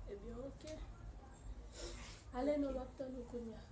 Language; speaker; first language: French; non-native, learner; Haitian Creole